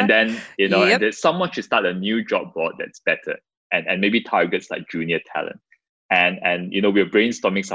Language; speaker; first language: English; non-native, local second language; Chinese